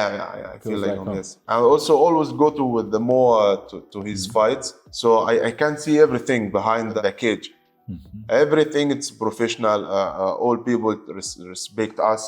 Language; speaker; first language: English; non-native, learner; Arabic